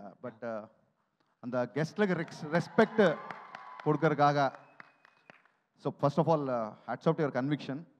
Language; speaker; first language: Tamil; non-native, learner; Telugu